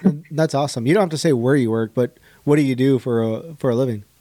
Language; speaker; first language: English; native; English